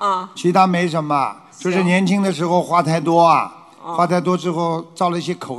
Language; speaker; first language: Chinese; native; Chinese